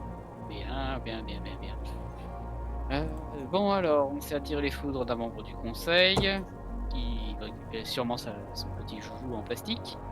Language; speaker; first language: French; native; French